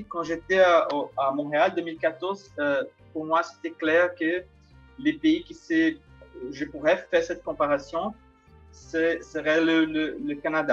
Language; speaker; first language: French; non-native, fluent; Portuguese